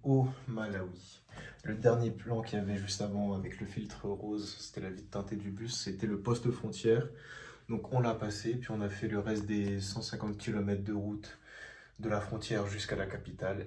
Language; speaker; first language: French; native; French